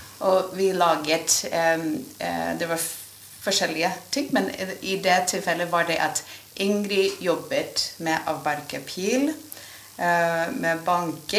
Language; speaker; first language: Norwegian; non-native, fluent; English